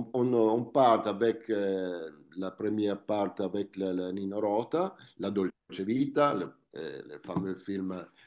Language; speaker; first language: French; non-native, fluent; Italian